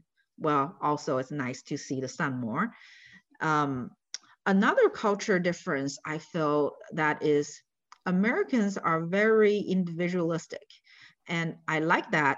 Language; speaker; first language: English; non-native, fluent; Chinese